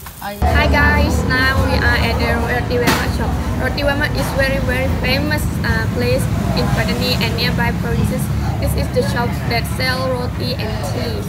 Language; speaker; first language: English; non-native, learner; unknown